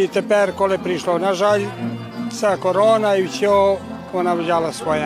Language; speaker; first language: Ukrainian; early bilingual, heritage; Ukrainian